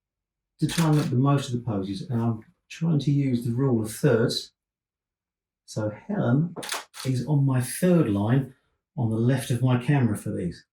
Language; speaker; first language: English; native; English